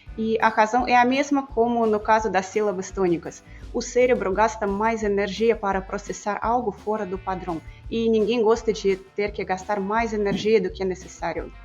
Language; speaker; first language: Portuguese; non-native, fluent; Russian